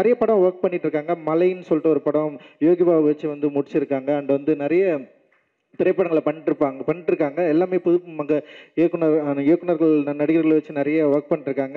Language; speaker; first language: Tamil; native; Tamil